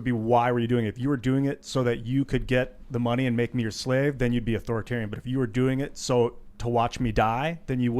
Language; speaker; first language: English; native; English